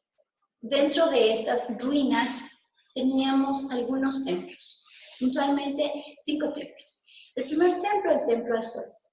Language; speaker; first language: Spanish; native; Spanish